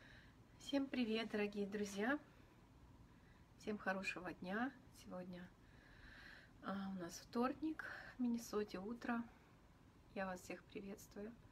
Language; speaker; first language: Russian; native; Russian